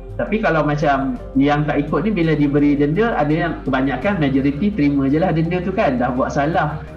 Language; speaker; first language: Malay; native; Malay